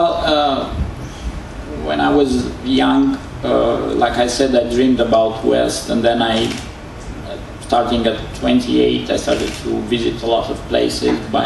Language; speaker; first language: English; non-native, fluent; Romanian